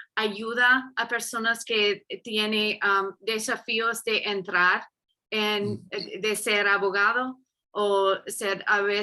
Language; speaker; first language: Spanish; non-native, fluent; English